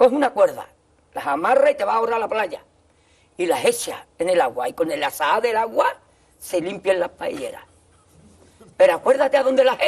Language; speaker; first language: Spanish; native; Spanish